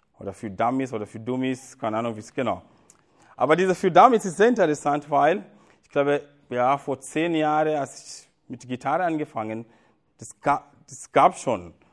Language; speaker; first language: German; non-native, fluent; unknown